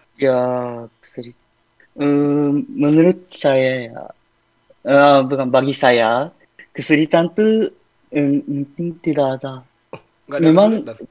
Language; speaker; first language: Indonesian; non-native, fluent; Japanese